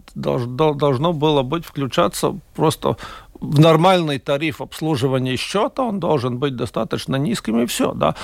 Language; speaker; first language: Russian; non-native, local second language; Latvian